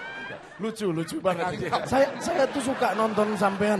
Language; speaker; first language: Indonesian; native; Indonesian